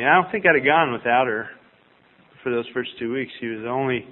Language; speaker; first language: English; native; English